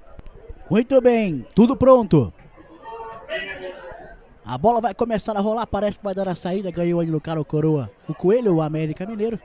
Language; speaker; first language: Portuguese; native; Portuguese